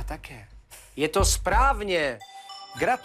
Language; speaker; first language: Czech; native; Czech